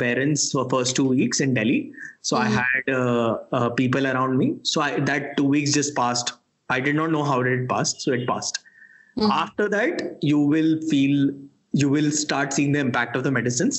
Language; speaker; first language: English; non-native, local second language; Hindi